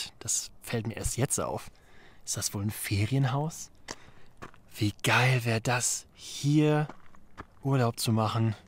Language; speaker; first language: German; native; German